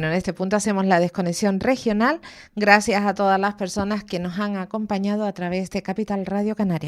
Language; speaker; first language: Spanish; native; Spanish